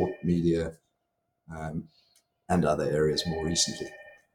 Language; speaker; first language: English; native; English